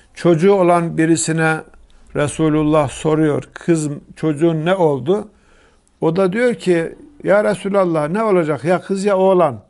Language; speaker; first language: Turkish; native; Turkish